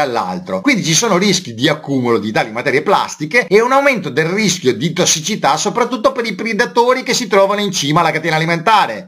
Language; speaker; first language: Italian; native; Italian